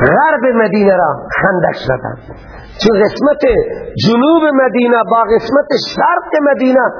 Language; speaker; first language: Persian; native; Persian